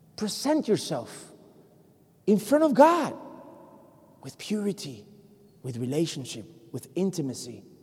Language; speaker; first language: English; non-native, fluent; Spanish